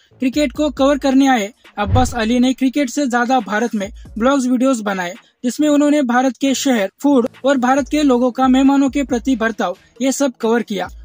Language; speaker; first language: Hindi; native; Hindi